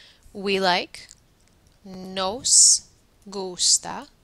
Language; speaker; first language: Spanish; non-native, fluent; English